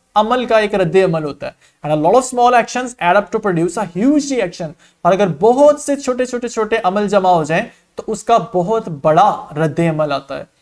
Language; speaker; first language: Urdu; non-native, local second language; Punjabi